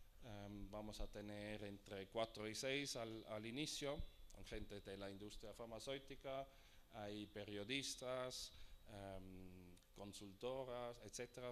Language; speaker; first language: Spanish; non-native, fluent; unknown